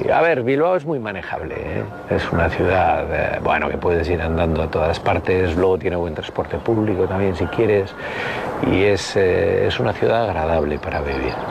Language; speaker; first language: Spanish; native; Spanish